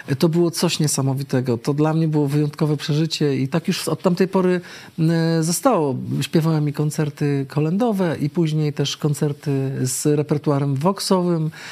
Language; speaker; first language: Polish; native; Polish